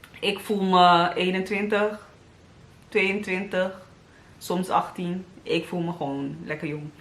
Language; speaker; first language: Dutch; early bilingual, other home language; Papiamento